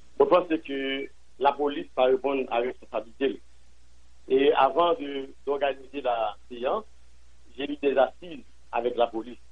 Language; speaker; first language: French; non-native, local second language; Haitian Creole